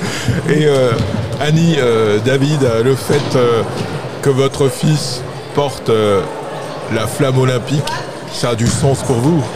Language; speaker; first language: French; native; French